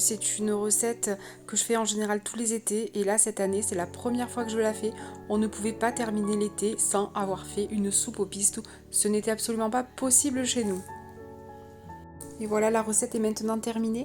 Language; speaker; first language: French; native; French